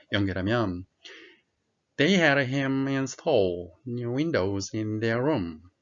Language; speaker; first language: English; non-native, fluent; Korean